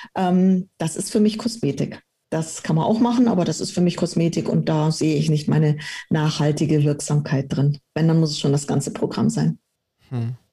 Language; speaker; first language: German; native; German